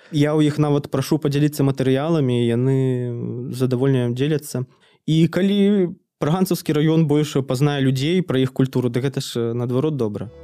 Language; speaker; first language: Belarusian; native; Belarusian